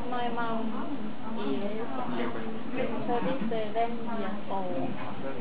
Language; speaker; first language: English; non-native, learner; Thai